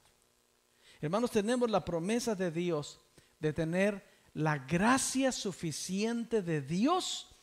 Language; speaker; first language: Spanish; native; Spanish